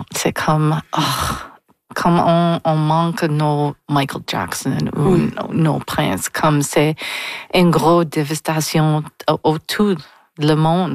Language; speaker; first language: French; non-native, local second language; English